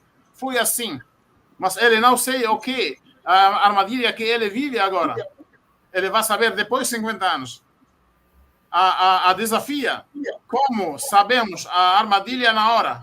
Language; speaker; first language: Portuguese; non-native, fluent; Arabic